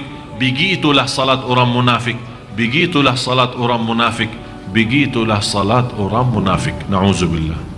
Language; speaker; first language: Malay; non-native, fluent; Arabic